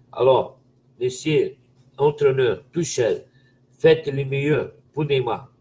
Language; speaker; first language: French; non-native, fluent; Portuguese